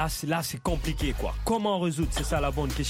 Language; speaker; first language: French; non-native, local second language; Susu